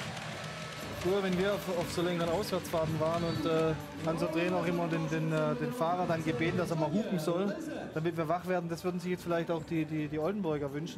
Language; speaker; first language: German; native; German